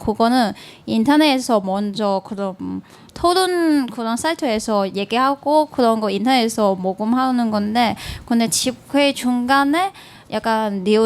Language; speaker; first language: Korean; non-native, learner; Cantonese